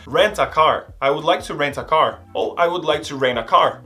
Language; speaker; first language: English; non-native, fluent; Portuguese